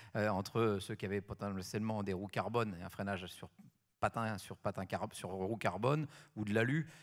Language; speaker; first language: French; native; French